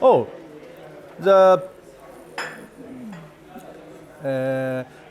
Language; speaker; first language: Chinese; non-native, learner; Japanese